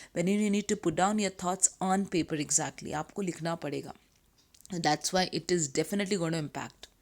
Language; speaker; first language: Hindi; native; Hindi